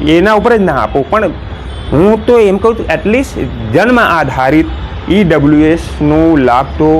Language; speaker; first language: Gujarati; non-native, local second language; Hindi